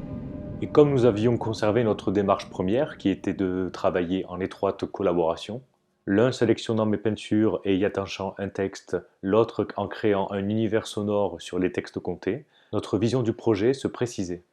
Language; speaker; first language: French; native; French